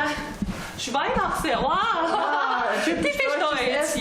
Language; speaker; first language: German; non-native, fluent; Korean